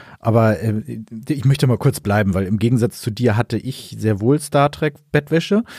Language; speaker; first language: German; native; German